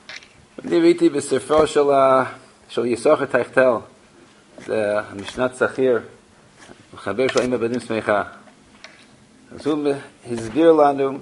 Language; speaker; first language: Hebrew; non-native, fluent; English